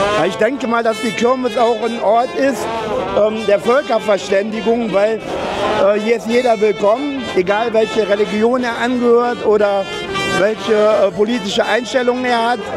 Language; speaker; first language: German; native; German